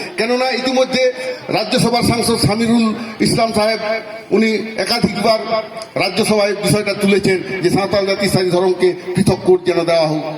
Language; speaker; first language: Bangla; non-native, local second language; Santali